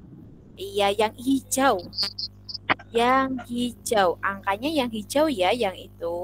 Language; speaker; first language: Indonesian; native; Indonesian